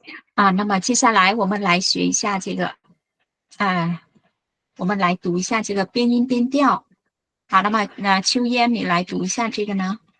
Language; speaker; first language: Chinese; non-native, fluent; Vietnamese